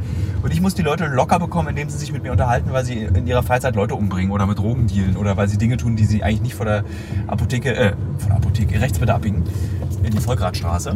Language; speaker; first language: German; native; German